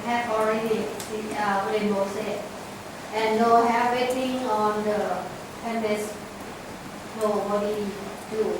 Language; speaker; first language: English; non-native, learner; Thai